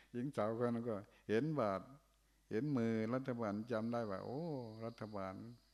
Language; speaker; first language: Thai; non-native, local second language; Northeastern Thai